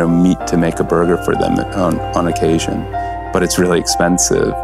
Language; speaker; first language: English; native; English